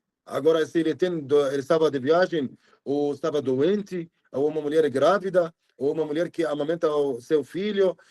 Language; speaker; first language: Portuguese; non-native, fluent; Arabic